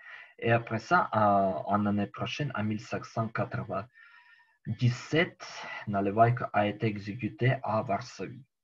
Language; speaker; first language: French; non-native, learner; Ukrainian